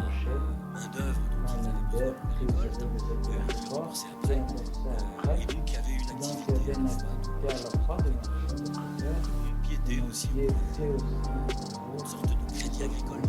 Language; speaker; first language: French; native; French